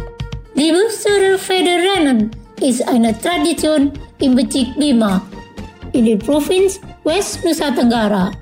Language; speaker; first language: German; non-native, fluent; Indonesian